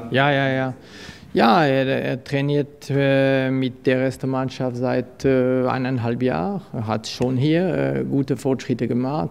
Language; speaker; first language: German; non-native, fluent; French